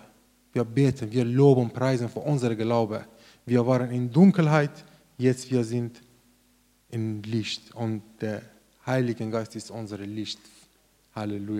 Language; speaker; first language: German; non-native, learner; Persian